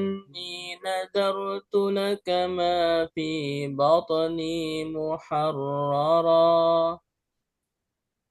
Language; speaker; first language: Arabic; non-native, learner; Indonesian